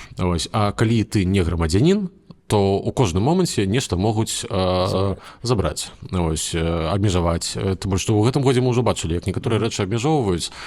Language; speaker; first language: Belarusian; native; Belarusian